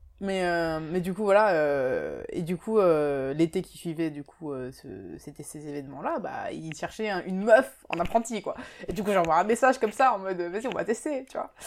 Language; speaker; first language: French; early bilingual, other home language; Japanese